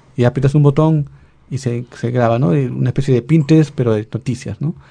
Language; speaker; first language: Spanish; native; Spanish